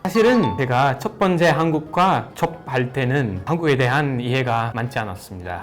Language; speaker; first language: Korean; non-native, fluent; English